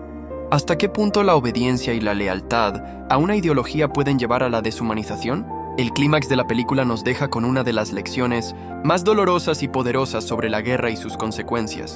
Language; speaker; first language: Spanish; native; Spanish